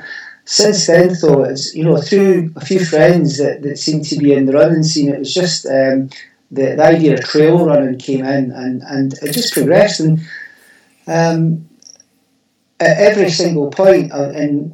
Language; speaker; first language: English; native; English